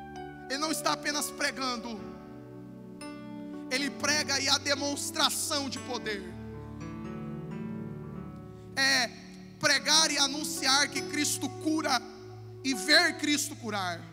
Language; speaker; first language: Portuguese; native; Portuguese